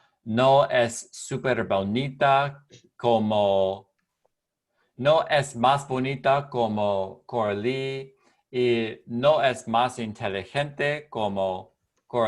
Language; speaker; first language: Spanish; non-native, learner; English